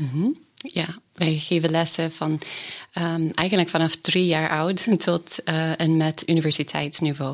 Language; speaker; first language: Dutch; non-native, fluent; English